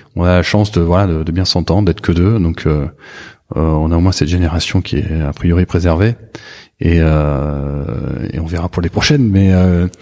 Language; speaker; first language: French; native; French